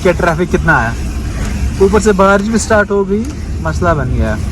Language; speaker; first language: Hindi; non-native, local second language; Kashmiri